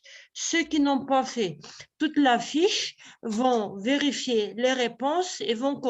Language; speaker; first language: French; non-native, local second language; Arabic